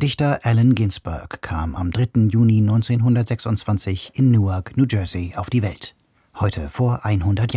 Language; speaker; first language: German; native; German